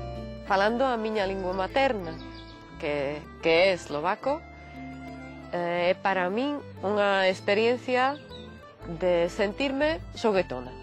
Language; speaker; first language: Galician; non-native, fluent; Slovak